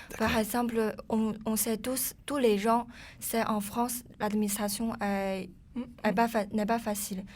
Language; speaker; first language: French; non-native, fluent; Chinese